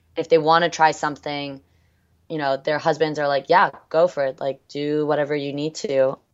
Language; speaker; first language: English; early bilingual, other home language; French